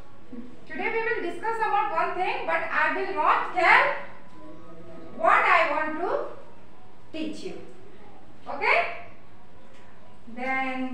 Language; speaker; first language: English; non-native, fluent; Hindi